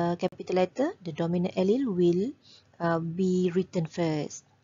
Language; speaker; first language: English; non-native, local second language; Malay